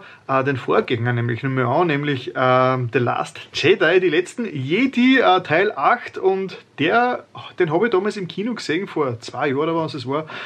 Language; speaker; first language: German; native; German